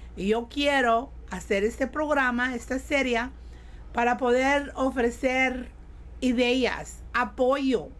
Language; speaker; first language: Spanish; early bilingual, heritage; Spanish